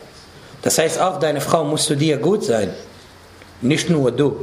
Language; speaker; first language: German; non-native, fluent; Arabic